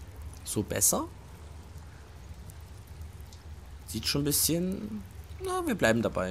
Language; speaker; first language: German; native; German